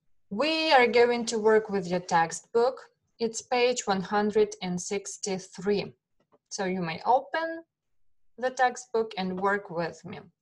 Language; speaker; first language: English; non-native, fluent; Ukrainian